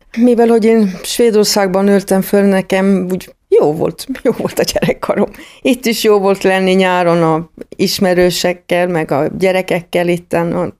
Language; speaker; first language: Hungarian; early bilingual, heritage; Hungarian